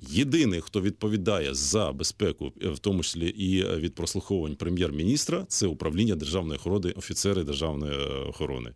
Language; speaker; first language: Ukrainian; native; Ukrainian